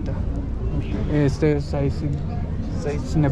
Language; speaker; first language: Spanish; non-native, learner; Filipino